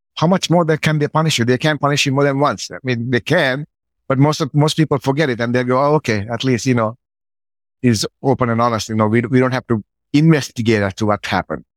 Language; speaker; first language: English; non-native, local second language; Sinhala